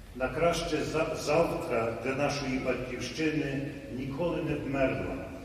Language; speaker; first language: Ukrainian; early bilingual, heritage; Ukrainian